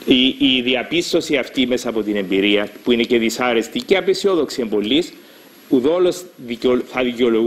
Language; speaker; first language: Greek; native; Greek